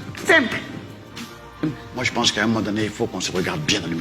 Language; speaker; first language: French; non-native, local second language; Dyula